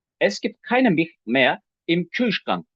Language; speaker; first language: German; non-native, fluent; Turkish